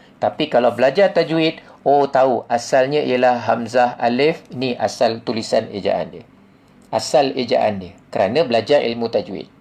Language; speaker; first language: Malay; native; Malay